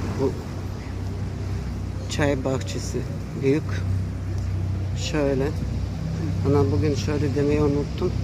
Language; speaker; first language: Turkish; early bilingual, heritage; Turkish